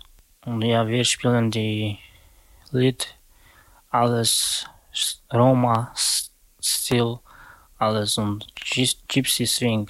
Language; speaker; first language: German; non-native, learner; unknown